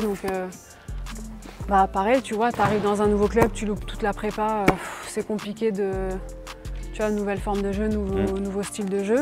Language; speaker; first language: French; native; French